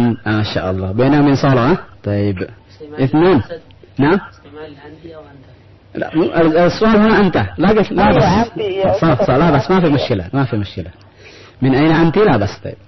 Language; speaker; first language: Arabic; non-native, fluent; Indonesian